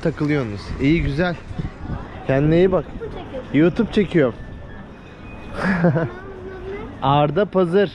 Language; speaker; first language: Turkish; native; Turkish